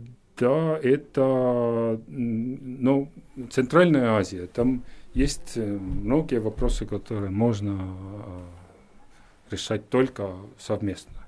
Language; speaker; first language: Russian; non-native, fluent; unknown